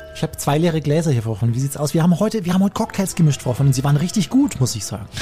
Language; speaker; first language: German; native; German